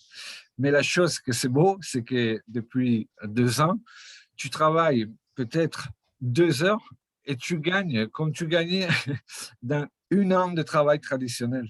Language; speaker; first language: French; non-native, fluent; Portuguese